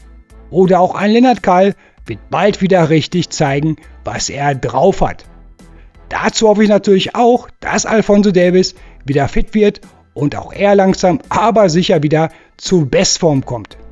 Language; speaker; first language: German; native; German